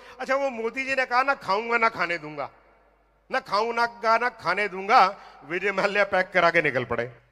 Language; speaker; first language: Hindi; non-native, local second language; Punjabi